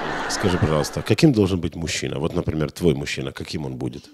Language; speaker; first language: Russian; native; Russian